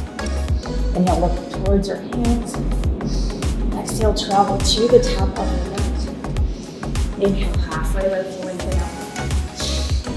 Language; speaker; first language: English; native; English